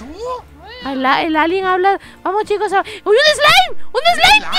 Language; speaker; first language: Spanish; native; Spanish